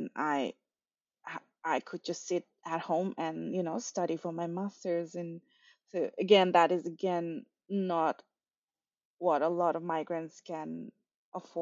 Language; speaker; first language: English; non-native, local second language; Nepali